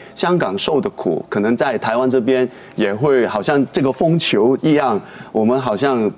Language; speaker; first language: Chinese; non-native, local second language; Cantonese